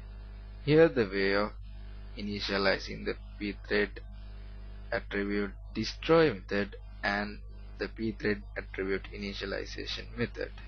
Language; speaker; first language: English; non-native, learner; Sinhala